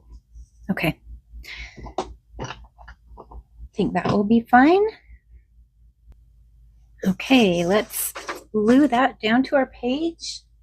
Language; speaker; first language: English; native; English